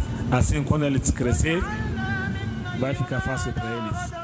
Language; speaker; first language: Portuguese; non-native, learner; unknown